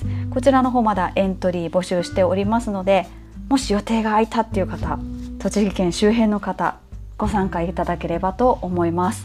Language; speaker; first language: Japanese; native; Japanese